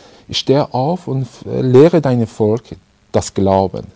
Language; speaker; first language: German; non-native, fluent; Persian